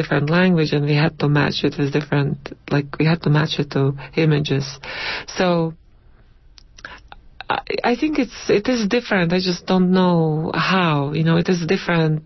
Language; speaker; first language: English; non-native, fluent; Latvian